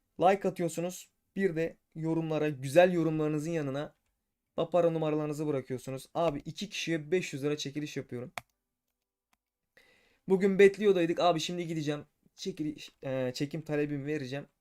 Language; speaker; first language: Turkish; native; Turkish